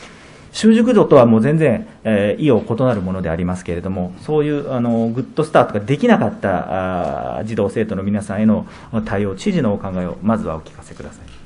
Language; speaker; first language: Japanese; native; Japanese